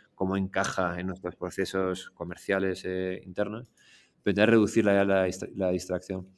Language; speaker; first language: Spanish; native; Spanish